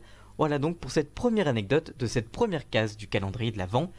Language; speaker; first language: French; native; French